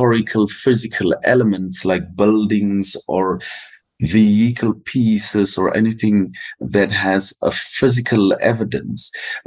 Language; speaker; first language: English; non-native, local second language; Afrikaans